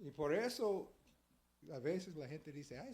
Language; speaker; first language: Spanish; early bilingual, heritage; Spanish